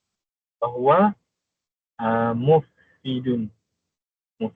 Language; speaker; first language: Arabic; non-native, learner; Malay